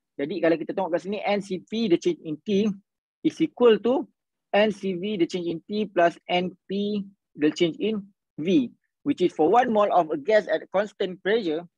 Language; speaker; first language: English; non-native, local second language; Malay